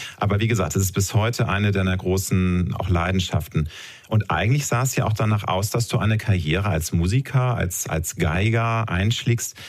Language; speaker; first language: German; native; German